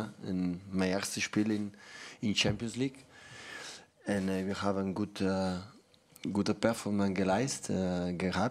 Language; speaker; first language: German; non-native, learner; Catalan